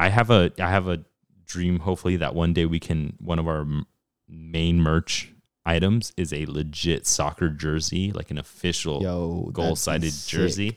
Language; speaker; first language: English; early bilingual, other home language; Spanish